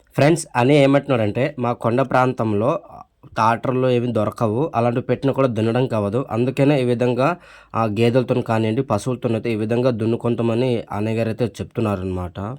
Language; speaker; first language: Telugu; non-native, local second language; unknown